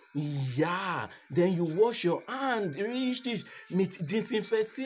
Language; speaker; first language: German; non-native, learner; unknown